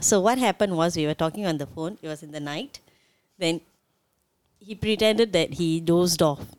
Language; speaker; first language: English; non-native, local second language; Tamil